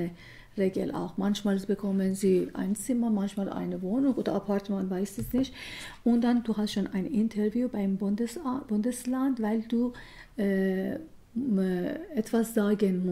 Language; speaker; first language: German; non-native, learner; Persian